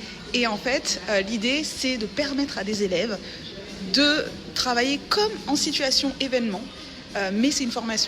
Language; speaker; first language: French; native; French